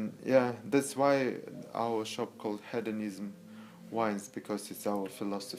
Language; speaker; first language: English; non-native, learner; Russian